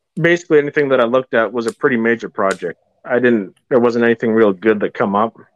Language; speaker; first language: English; native; English